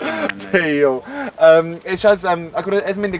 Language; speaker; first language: Hungarian; non-native, learner; English